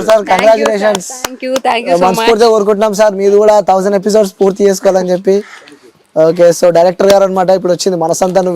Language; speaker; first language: Telugu; native; Telugu